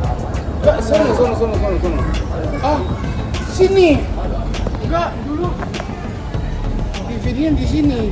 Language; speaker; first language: Indonesian; non-native, fluent; Japanese